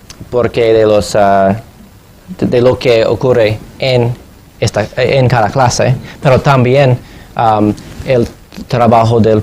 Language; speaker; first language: Spanish; non-native, fluent; English